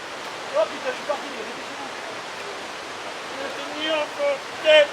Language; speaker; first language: French; native; French